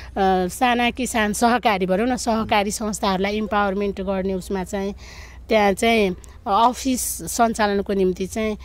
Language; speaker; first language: Nepali; non-native, local second language; Maithili